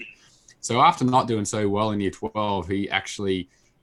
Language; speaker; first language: English; native; English